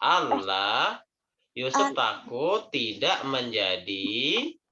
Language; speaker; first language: Indonesian; native; Indonesian